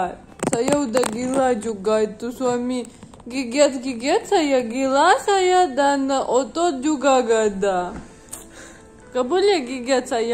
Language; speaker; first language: Indonesian; non-native, learner; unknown